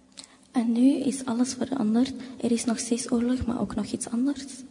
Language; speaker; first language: Dutch; non-native, fluent; Arabic